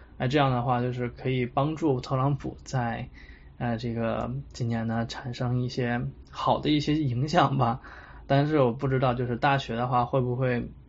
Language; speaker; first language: Chinese; native; Chinese